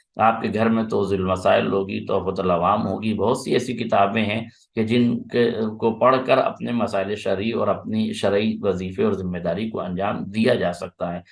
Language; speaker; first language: Urdu; native; Urdu